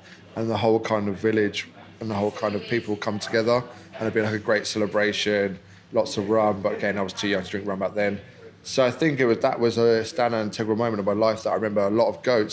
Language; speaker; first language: English; native; English